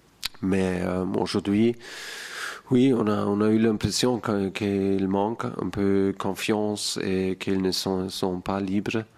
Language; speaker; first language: French; non-native, fluent; German